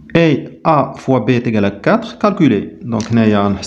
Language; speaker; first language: French; non-native, local second language; Arabic